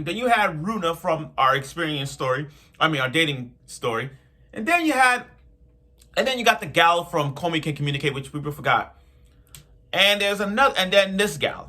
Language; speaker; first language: English; native; English